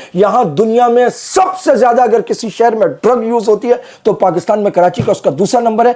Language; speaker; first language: Urdu; native; Urdu